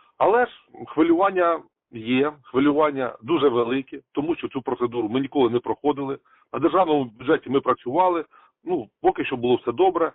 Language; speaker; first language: Ukrainian; native; Ukrainian